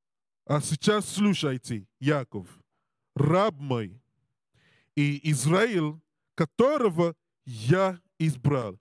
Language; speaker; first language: Russian; non-native, learner; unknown